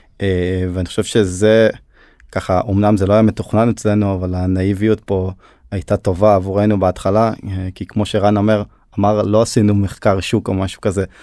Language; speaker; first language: Hebrew; early bilingual, other home language; Turkish